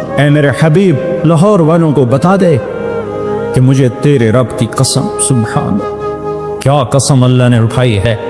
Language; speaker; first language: Urdu; non-native, local second language; Punjabi